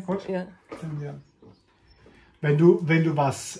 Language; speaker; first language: German; non-native, fluent; Italian